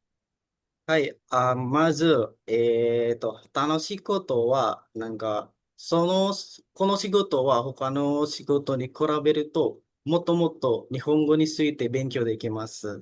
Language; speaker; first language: Japanese; non-native, learner; Indonesian